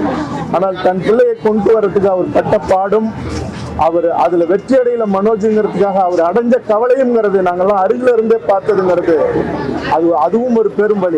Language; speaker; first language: Tamil; native; Tamil